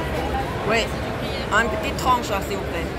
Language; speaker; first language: French; non-native, fluent; Vietnamese